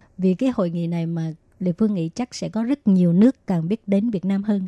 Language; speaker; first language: Vietnamese; native; Vietnamese